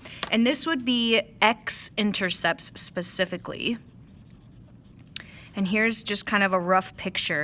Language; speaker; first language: English; native; English